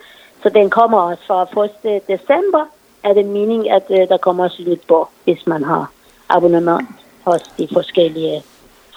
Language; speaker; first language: Danish; non-native, fluent; Persian